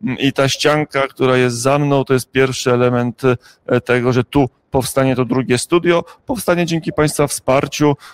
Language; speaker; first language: Polish; native; Polish